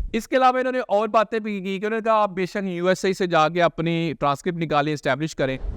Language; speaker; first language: Urdu; non-native, local second language; Punjabi